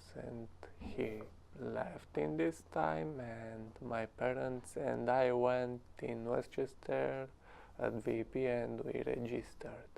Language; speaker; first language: English; non-native, learner; Romanian